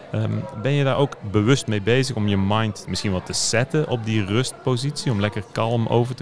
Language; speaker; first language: Dutch; native; Dutch